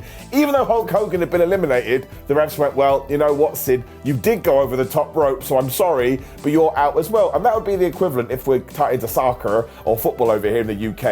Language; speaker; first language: English; native; English